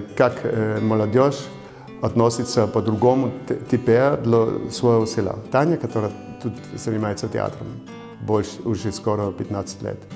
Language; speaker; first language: Ukrainian; non-native, fluent; German